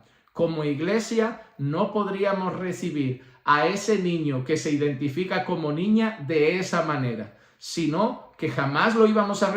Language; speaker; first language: Spanish; native; Spanish